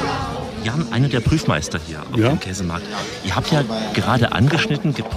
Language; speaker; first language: German; native; German